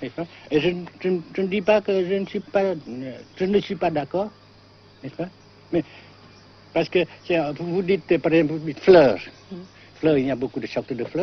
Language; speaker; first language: French; non-native, fluent; Vietnamese